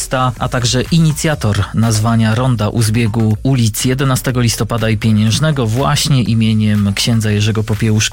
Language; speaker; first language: Polish; native; Polish